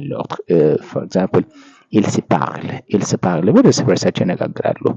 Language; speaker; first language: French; non-native, fluent; Amharic